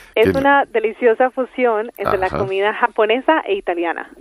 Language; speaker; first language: Spanish; native; Spanish